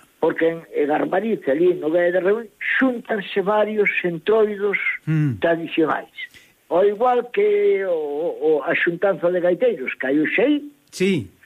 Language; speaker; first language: Galician; native; Galician